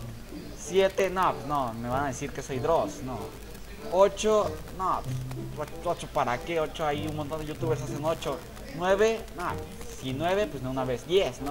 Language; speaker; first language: Spanish; native; Spanish